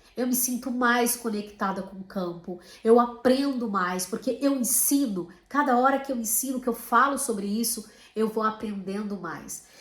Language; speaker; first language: Portuguese; native; Portuguese